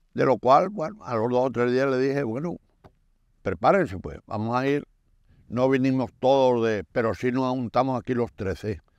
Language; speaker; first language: Spanish; native; Spanish